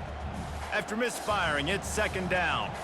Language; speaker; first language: English; native; English